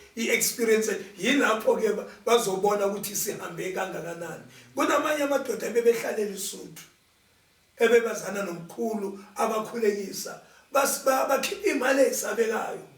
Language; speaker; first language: Zulu; native; Zulu